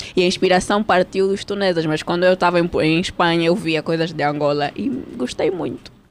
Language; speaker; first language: Portuguese; early bilingual, heritage; Portuguese